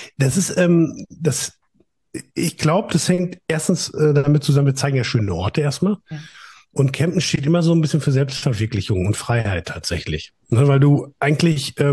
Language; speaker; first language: German; native; German